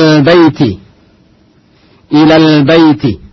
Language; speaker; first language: Arabic; non-native, fluent; Indonesian